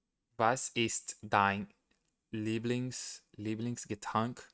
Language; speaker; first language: German; non-native, learner; Portuguese